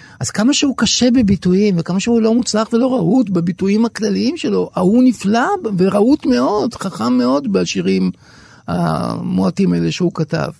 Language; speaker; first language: Hebrew; native; Hebrew